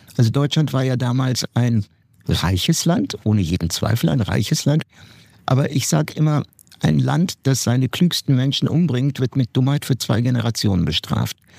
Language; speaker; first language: German; non-native, fluent; Turkish